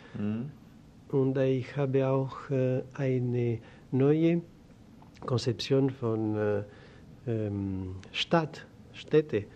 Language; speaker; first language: German; non-native, learner; Greek